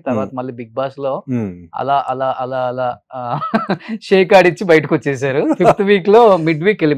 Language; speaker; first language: Telugu; native; Telugu